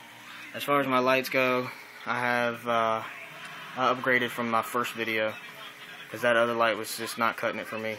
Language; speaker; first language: English; native; English